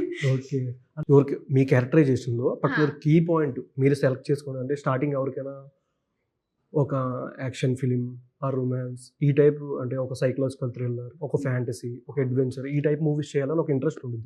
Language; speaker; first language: Telugu; native; Telugu